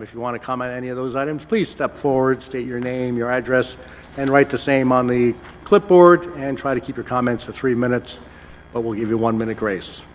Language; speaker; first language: English; native; English